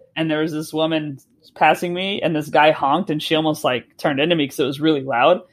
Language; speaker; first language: English; native; English